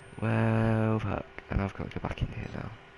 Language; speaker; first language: English; native; English